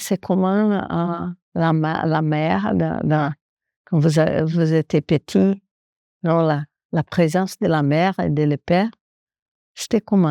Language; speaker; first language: French; non-native, fluent; Portuguese